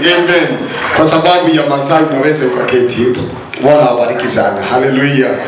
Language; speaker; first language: Swahili; non-native, local second language; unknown